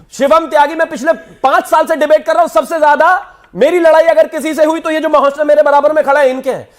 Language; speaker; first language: Hindi; native; Hindi